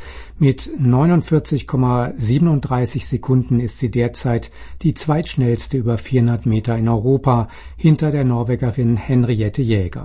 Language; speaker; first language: German; native; German